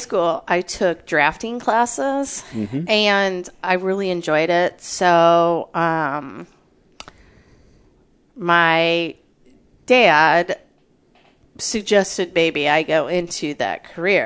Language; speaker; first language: English; native; English